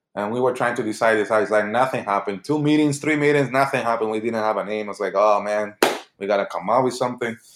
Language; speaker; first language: English; early bilingual, other home language; Portuguese